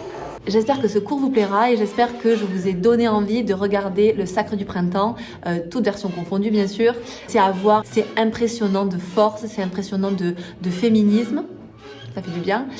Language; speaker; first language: French; native; French